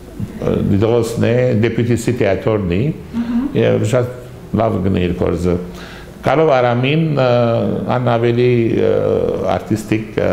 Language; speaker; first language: Armenian; early bilingual, heritage; Armenian